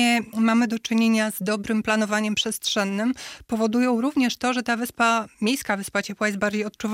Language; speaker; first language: Polish; native; Polish